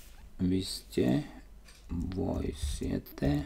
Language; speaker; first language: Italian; non-native, learner; Slovak